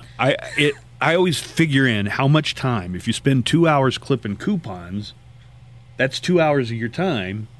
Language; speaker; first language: English; native; English